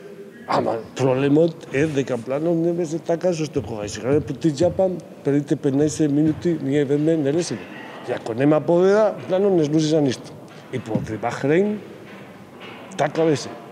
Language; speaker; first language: Macedonian; non-native, learner; Spanish